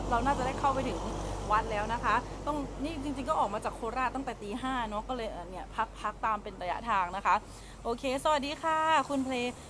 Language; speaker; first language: Thai; native; Thai